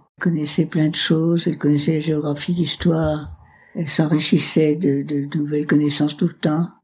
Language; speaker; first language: French; native; French